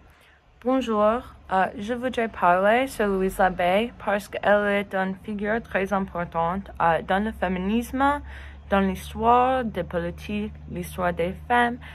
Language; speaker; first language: French; non-native, learner; English